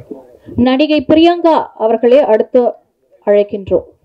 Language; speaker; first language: Tamil; native; Tamil